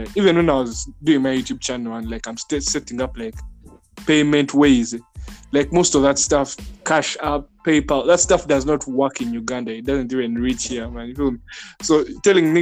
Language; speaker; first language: English; non-native, local second language; Ganda